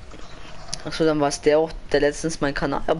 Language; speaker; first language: German; native; German